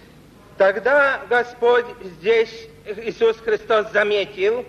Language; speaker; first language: Russian; non-native, fluent; Polish